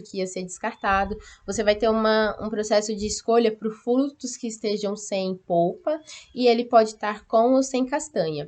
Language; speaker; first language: Portuguese; native; Portuguese